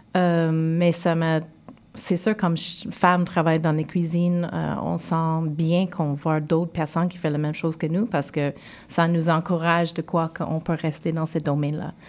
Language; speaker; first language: French; non-native, fluent; English